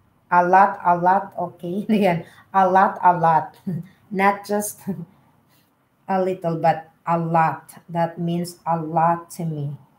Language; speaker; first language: English; non-native, local second language; Filipino